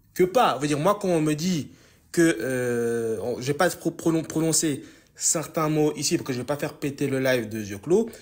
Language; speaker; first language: French; native; French